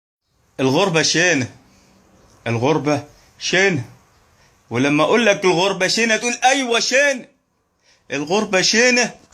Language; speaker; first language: Arabic; native; Arabic